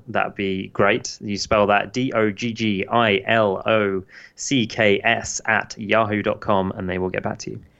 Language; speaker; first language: English; native; English